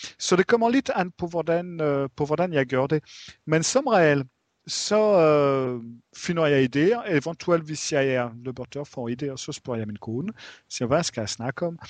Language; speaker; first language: Danish; non-native, fluent; French